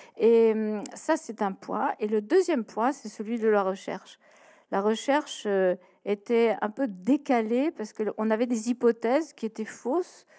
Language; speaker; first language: French; native; French